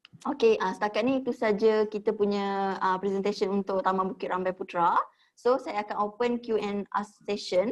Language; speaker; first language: Malay; native; Malay